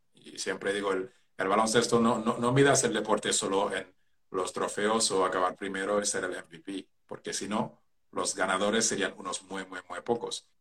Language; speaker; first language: Spanish; non-native, fluent; Wolof